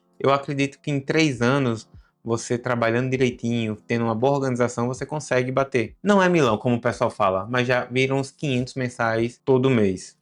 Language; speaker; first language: Portuguese; native; Portuguese